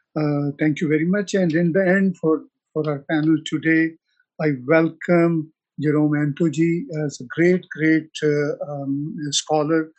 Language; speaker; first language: English; non-native, local second language; Punjabi